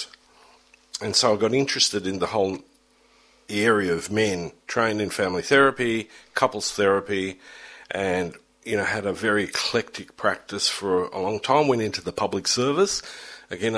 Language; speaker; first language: English; early bilingual, other home language; German